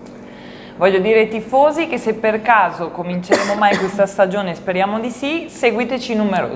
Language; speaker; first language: Italian; native; Italian